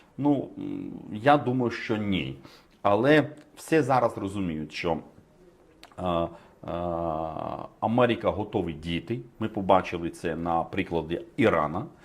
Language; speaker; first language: Ukrainian; non-native, fluent; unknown